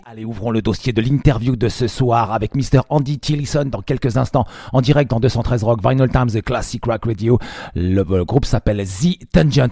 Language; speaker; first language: French; native; French